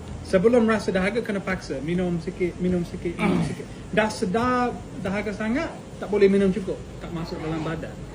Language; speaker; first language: Malay; native; Malay